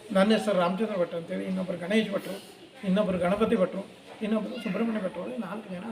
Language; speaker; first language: Kannada; native; Kannada